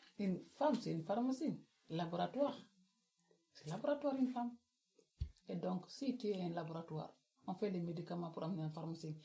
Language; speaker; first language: French; non-native, local second language; Wolof